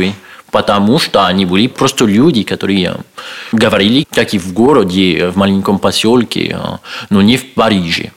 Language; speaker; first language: Russian; non-native, learner; French